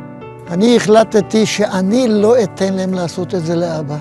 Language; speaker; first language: Hebrew; non-native, fluent; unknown